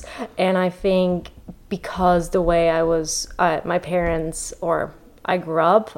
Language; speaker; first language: English; non-native, fluent; German